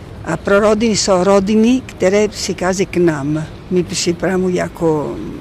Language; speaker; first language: Czech; non-native, learner; Italian